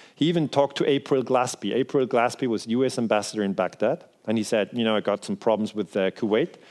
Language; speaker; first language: English; non-native, fluent; Swiss German